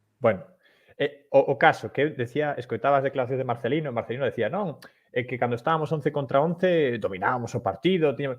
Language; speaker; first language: Galician; non-native, local second language; Spanish